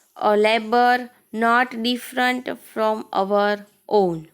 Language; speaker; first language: English; non-native, local second language; Gujarati